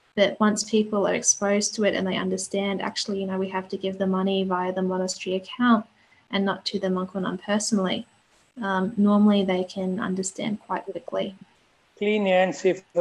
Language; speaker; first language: English; native; English